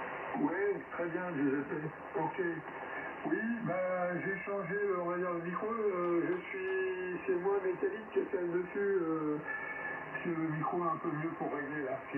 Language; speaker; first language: French; native; French